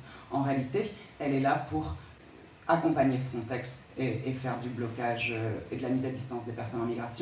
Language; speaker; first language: French; native; French